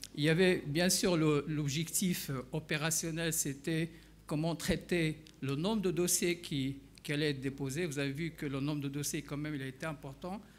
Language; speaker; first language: French; non-native, local second language; Arabic